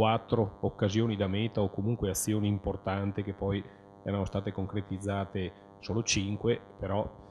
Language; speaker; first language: Italian; native; Italian